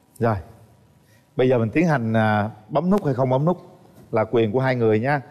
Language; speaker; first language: Vietnamese; native; Vietnamese